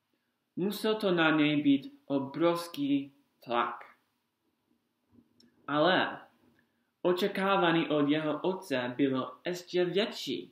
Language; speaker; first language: Czech; non-native, fluent; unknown